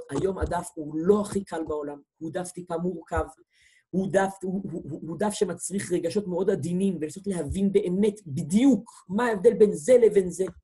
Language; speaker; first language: Hebrew; native; Hebrew